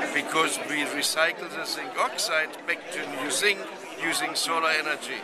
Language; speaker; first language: English; non-native, fluent; German